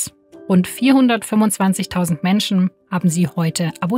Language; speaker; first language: German; native; German